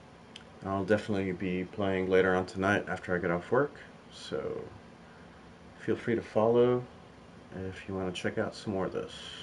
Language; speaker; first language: English; native; English